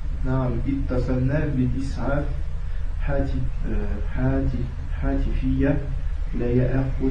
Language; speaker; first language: Arabic; non-native, learner; French